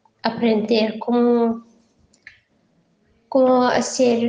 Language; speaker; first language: Spanish; non-native, fluent; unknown